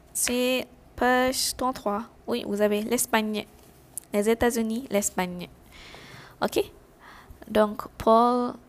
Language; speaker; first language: French; non-native, fluent; Malay